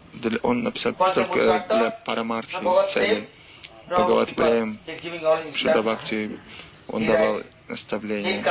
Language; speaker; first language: Russian; non-native, learner; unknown